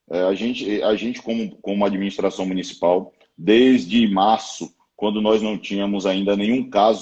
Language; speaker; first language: Portuguese; native; Portuguese